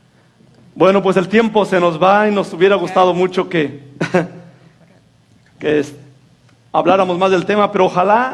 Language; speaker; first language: Spanish; native; Spanish